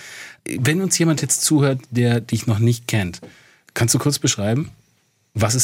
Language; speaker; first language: German; native; German